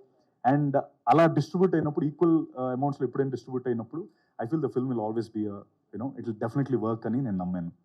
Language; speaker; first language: Telugu; native; Telugu